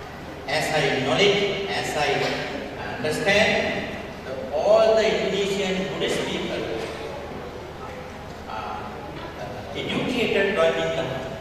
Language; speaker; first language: English; non-native, learner; Sinhala